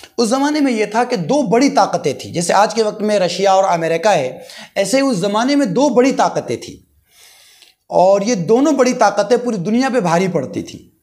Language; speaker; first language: Urdu; native; Urdu